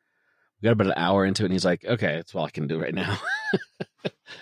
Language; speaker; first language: English; native; English